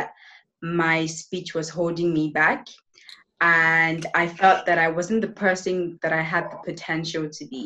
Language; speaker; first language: English; non-native, local second language; Yoruba